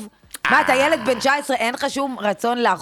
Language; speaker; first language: Hebrew; native; Hebrew